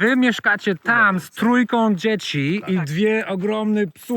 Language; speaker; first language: Polish; non-native, learner; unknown